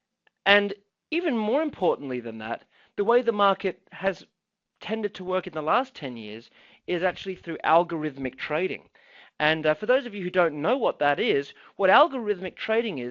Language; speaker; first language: English; native; English